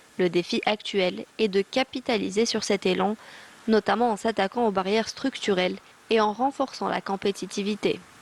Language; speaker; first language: French; non-native, local second language; Arabic